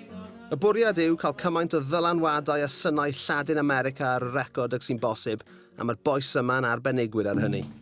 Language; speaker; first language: Welsh; native; Welsh